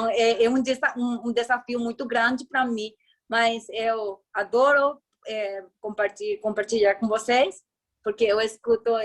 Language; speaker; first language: Portuguese; non-native, learner; Spanish